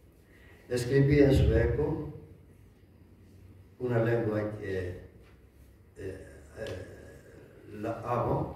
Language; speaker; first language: Spanish; non-native, learner; Greek